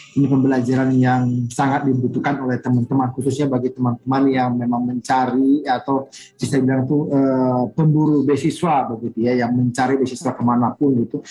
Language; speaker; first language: Indonesian; native; Indonesian